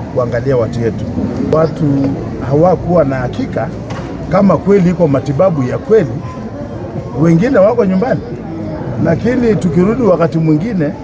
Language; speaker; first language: Swahili; non-native, local second language; Luyia